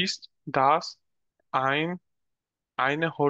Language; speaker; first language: German; non-native, learner; Bangla